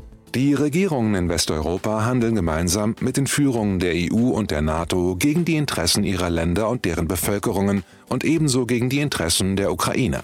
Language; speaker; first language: German; native; German